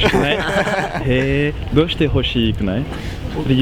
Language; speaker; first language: Japanese; non-native, fluent; French